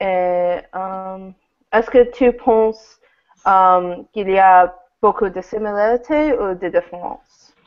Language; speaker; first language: French; non-native, learner; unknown